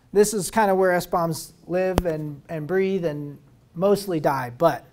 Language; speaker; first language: English; native; English